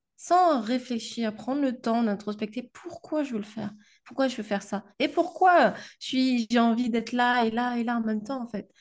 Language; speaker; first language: French; native; French